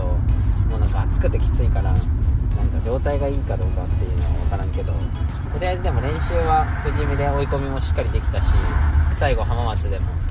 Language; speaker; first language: Japanese; native; Japanese